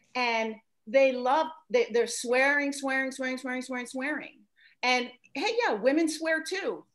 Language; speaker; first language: English; native; English